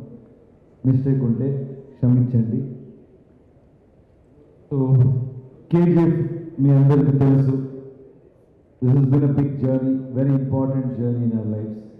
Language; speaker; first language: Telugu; non-native, learner; Kannada